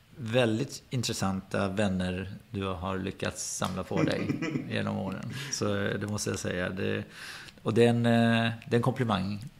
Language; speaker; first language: Swedish; early bilingual, other home language; Persian